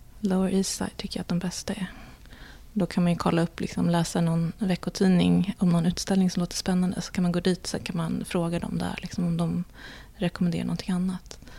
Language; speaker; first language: Swedish; native; Swedish